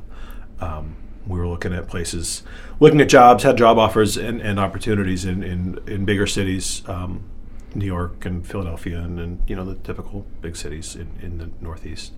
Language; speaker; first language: English; native; English